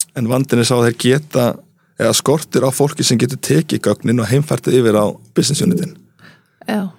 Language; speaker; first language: Icelandic; early bilingual, heritage; Icelandic